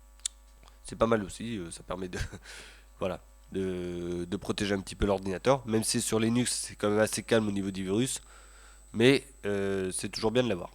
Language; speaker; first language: French; native; French